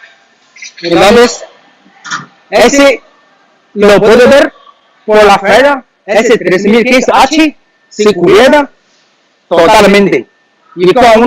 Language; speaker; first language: Spanish; non-native, learner; Chinese